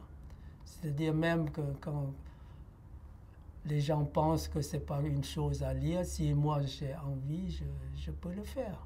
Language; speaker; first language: French; non-native, fluent; Lao